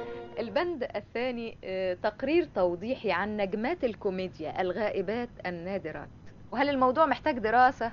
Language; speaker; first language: Arabic; native; Arabic